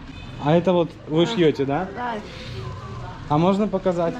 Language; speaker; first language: Russian; native; Russian